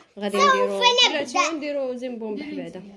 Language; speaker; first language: Arabic; native; Arabic